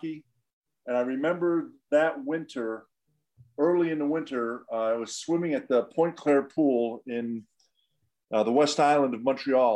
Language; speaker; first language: English; native; English